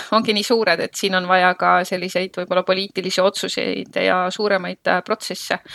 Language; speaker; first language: Estonian; native; Estonian